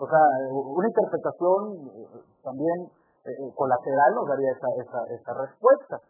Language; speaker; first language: Spanish; native; Spanish